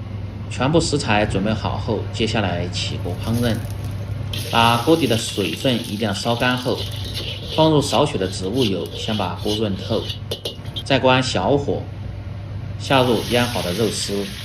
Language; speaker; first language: Chinese; native; Chinese